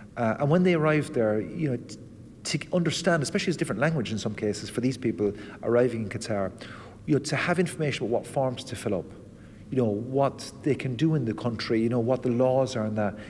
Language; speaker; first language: English; native; English